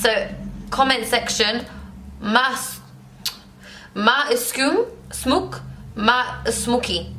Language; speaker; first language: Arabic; non-native, learner; English